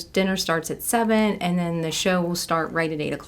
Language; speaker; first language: English; native; English